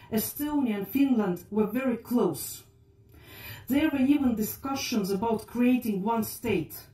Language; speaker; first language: English; non-native, fluent; Estonian